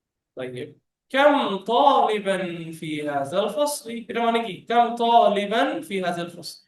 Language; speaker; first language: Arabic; non-native, fluent; Bangla